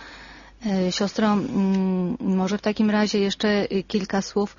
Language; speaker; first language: Polish; native; Polish